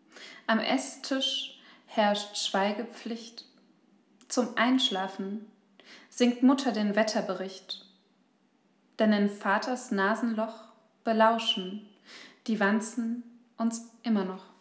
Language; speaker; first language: German; native; German